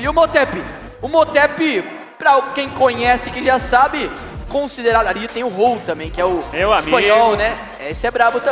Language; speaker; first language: Portuguese; native; Portuguese